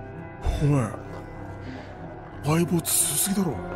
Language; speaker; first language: Japanese; native; Japanese